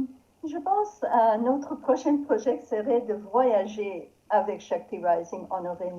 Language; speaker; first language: French; non-native, learner; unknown